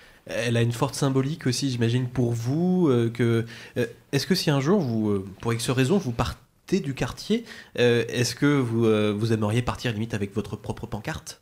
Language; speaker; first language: French; native; French